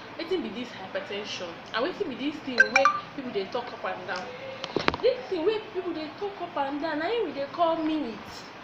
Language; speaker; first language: Nigerian Pidgin; non-native, local second language; Yoruba